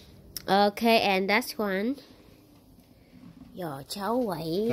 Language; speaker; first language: English; non-native, learner; Vietnamese